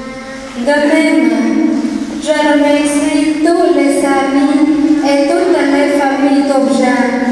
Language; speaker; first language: French; non-native, fluent; Vietnamese